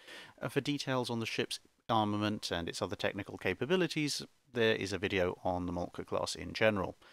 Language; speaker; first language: English; native; English